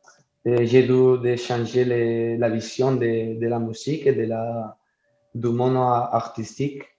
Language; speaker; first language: French; non-native, fluent; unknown